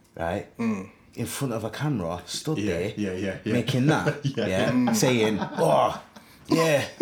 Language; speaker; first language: English; native; English